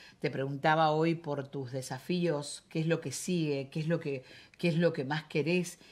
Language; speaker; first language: Spanish; native; Spanish